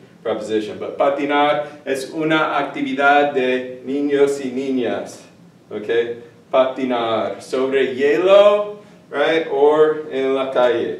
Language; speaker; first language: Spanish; non-native, fluent; English